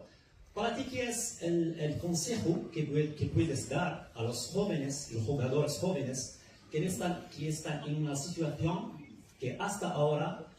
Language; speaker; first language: Spanish; non-native, learner; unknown